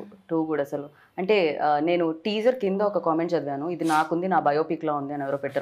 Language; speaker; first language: Telugu; native; Telugu